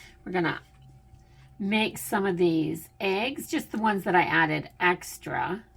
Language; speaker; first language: English; native; English